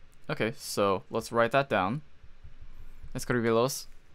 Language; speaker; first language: English; native; English